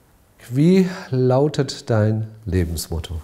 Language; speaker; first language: German; native; German